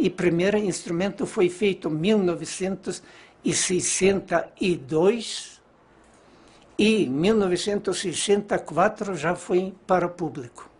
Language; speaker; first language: Portuguese; non-native, fluent; Ukrainian